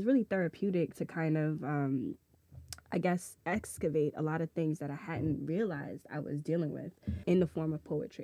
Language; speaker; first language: English; native; English